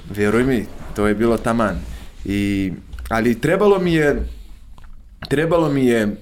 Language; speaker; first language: Serbian; non-native, fluent; Portuguese